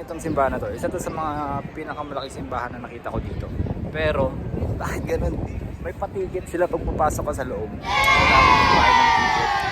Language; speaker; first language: Filipino; non-native, local second language; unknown